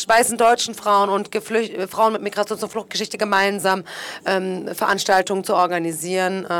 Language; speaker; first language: German; non-native, fluent; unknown